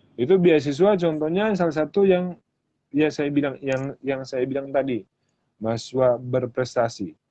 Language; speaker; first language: Indonesian; native; Indonesian